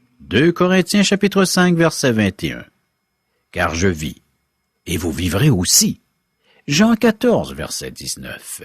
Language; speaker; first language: French; native; French